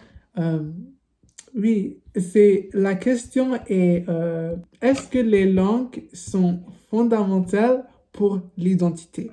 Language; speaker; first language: French; non-native, learner; English